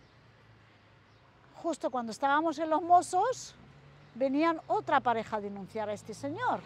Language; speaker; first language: Spanish; native; Spanish